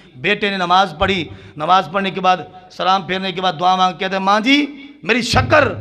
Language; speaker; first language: Urdu; non-native, local second language; Punjabi